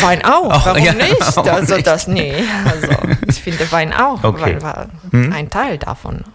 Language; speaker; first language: German; non-native, fluent; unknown